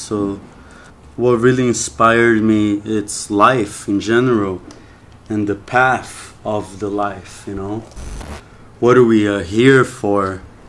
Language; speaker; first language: English; non-native, fluent; Portuguese